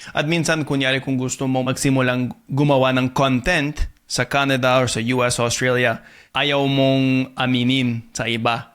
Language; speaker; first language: Filipino; non-native, fluent; English